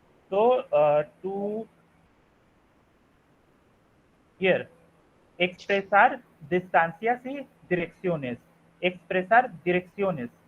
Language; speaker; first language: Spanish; non-native, fluent; Hindi